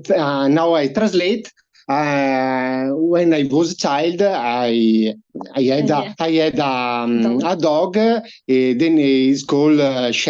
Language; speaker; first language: English; non-native, learner; Italian